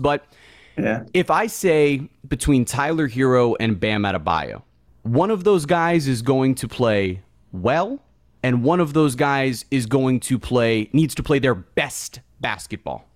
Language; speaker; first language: English; native; English